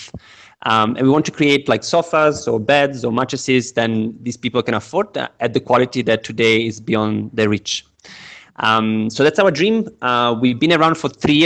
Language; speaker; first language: English; non-native, fluent; Italian